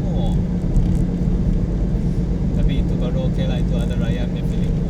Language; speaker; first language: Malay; non-native, local second language; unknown